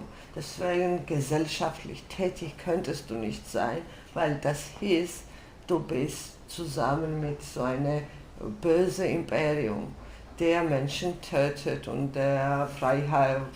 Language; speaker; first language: German; non-native, fluent; Georgian